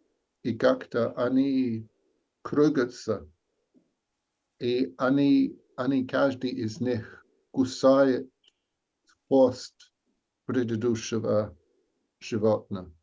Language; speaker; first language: Russian; non-native, learner; English